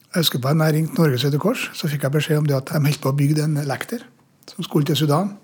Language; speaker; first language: Norwegian; native; Norwegian